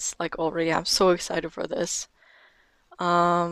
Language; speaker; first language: English; non-native, fluent; Norwegian